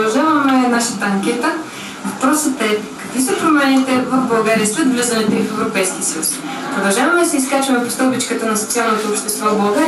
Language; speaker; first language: Bulgarian; native; Bulgarian